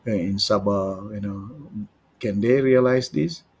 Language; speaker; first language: English; non-native, local second language; Malay